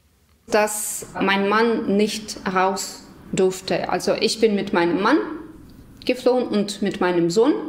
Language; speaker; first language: German; non-native, fluent; Ukrainian